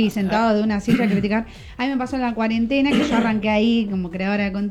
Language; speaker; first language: Spanish; native; Spanish